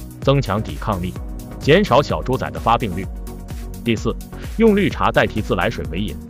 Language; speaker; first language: Chinese; native; Chinese